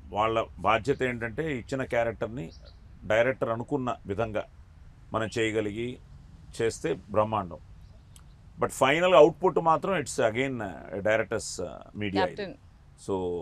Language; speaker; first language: Telugu; native; Telugu